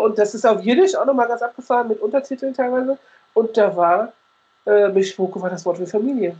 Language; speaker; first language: German; native; German